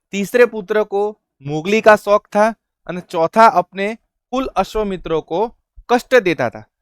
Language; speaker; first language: Hindi; non-native, local second language; Gujarati